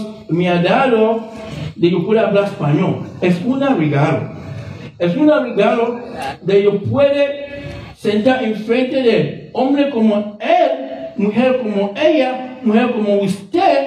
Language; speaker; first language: Spanish; non-native, learner; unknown